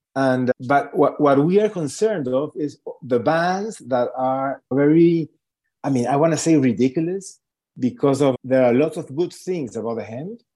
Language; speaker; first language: English; non-native, fluent; Spanish